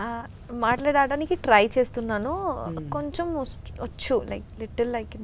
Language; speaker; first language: Telugu; non-native, learner; Bangla